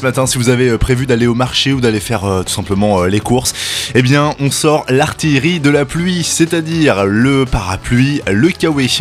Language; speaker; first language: French; native; French